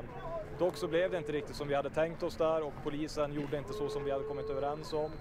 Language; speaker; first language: Swedish; native; Swedish